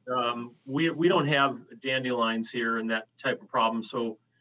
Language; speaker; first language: English; native; English